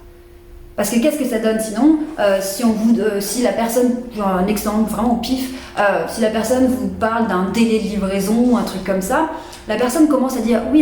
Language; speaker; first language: French; native; French